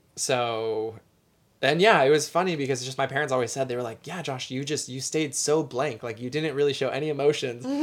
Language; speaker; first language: English; native; English